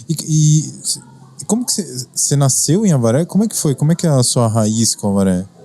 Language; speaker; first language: Portuguese; native; Portuguese